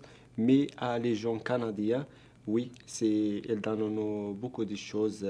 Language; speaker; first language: French; non-native, learner; Arabic